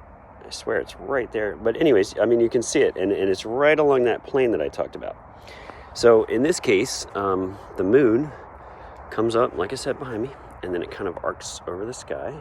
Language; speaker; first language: English; native; English